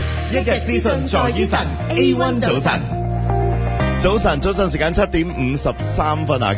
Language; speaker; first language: Cantonese; native; Cantonese